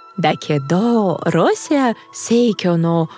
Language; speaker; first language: Japanese; non-native, fluent; Russian